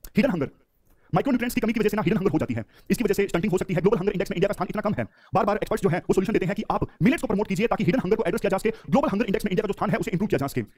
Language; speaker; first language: Hindi; native; Hindi